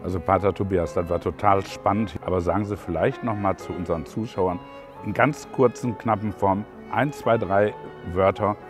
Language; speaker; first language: German; native; German